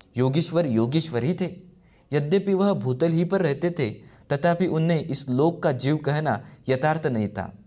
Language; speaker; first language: Hindi; non-native, local second language; Marathi